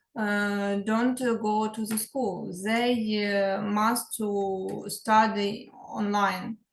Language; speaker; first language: English; non-native, learner; Ukrainian